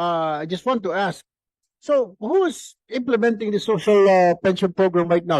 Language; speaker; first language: English; non-native, local second language; Filipino